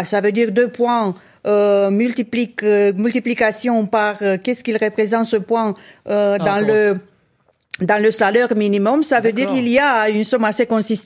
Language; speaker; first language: French; non-native, fluent; Romanian